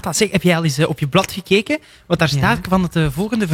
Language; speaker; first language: Dutch; native; Dutch